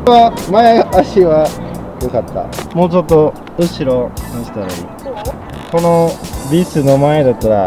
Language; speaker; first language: Japanese; non-native, fluent; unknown